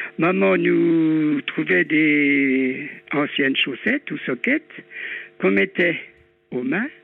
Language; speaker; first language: French; native; French